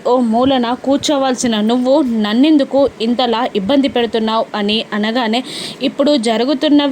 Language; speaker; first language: Telugu; native; Telugu